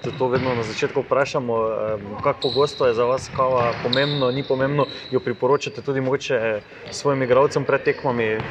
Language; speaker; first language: Slovenian; native; Slovenian